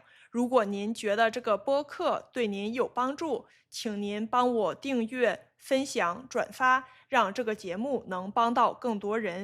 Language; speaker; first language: Chinese; native; Chinese